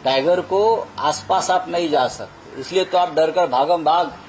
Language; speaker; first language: Hindi; non-native, local second language; Marathi